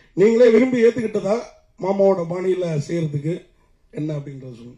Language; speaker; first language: Tamil; native; Tamil